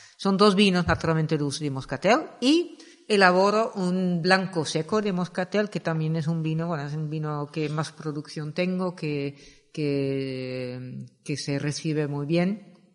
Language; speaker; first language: Spanish; non-native, fluent; Dutch